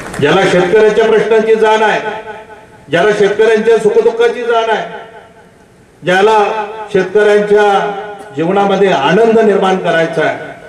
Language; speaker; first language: Marathi; native; Marathi